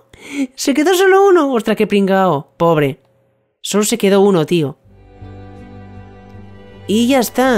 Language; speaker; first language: Spanish; native; Spanish